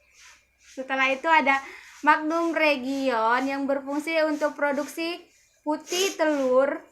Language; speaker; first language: Indonesian; native; Indonesian